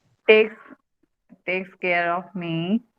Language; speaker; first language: English; non-native, learner; Hindi